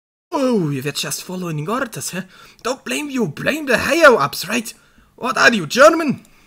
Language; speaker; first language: English; non-native, learner; German